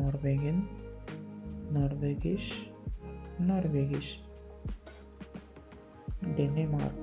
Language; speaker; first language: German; non-native, fluent; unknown